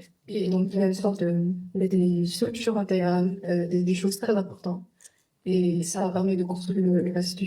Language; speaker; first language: French; non-native, fluent; Vietnamese